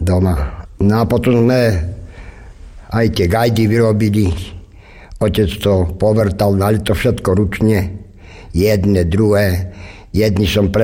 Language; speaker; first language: Slovak; native; Slovak